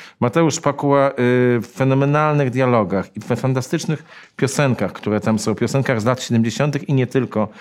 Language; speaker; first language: Polish; native; Polish